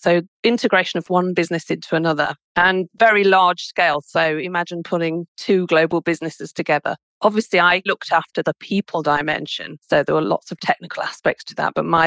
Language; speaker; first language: English; native; English